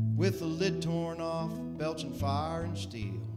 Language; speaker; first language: English; native; English